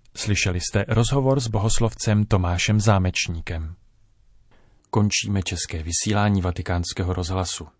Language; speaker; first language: Czech; native; Czech